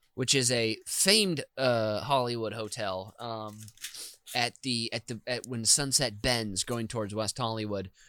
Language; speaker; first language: English; native; English